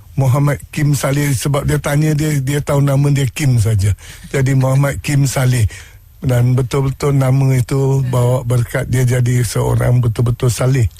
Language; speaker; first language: Malay; early bilingual, other home language; Chinese